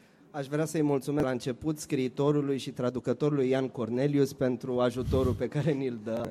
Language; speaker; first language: Romanian; native; Romanian